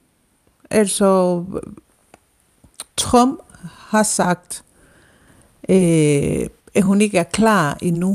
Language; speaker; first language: Danish; non-native, fluent; Spanish